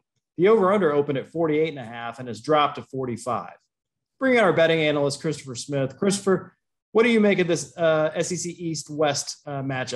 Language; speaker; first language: English; native; English